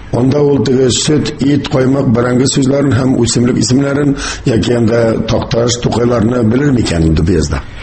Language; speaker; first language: Tatar; native; Tatar